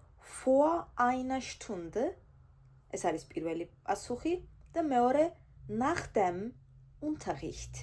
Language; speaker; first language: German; non-native, fluent; Georgian